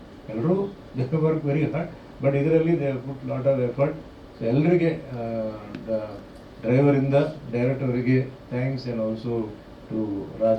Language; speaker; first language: Kannada; non-native, local second language; Tulu